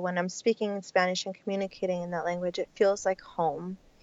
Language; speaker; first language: English; early bilingual, other home language; Spanish